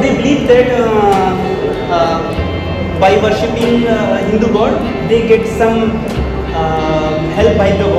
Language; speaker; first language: English; non-native, local second language; Hindi